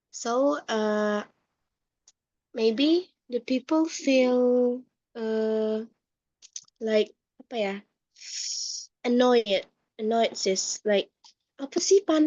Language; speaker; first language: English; non-native, learner; Indonesian